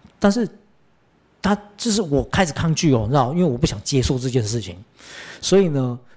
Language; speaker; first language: Chinese; early bilingual, heritage; Chinese